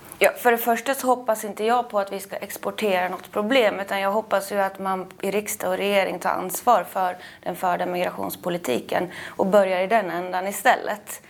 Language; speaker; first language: Swedish; native; Swedish